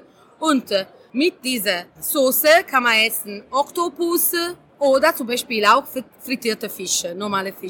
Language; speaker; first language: German; non-native, learner; Catalan